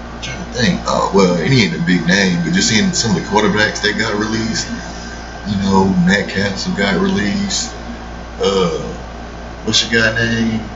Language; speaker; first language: English; native; English